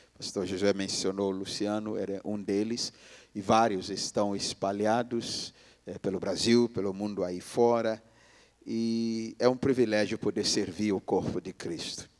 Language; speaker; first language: Portuguese; non-native, fluent; English